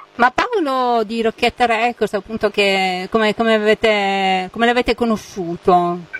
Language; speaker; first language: Italian; native; Italian